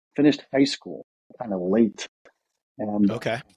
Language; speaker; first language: English; early bilingual, other home language; Russian